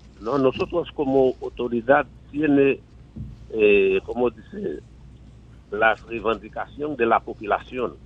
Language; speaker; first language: Spanish; non-native, learner; Haitian Creole